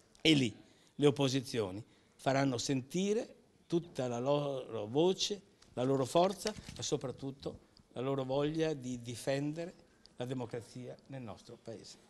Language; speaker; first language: Italian; native; Italian